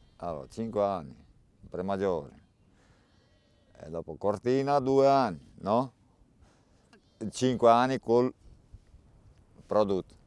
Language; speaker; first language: Italian; non-native, learner; Romanian